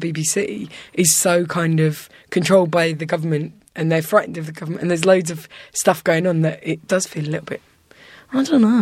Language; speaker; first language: English; native; English